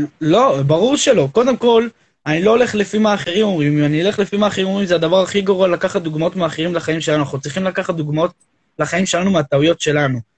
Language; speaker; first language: Hebrew; native; Hebrew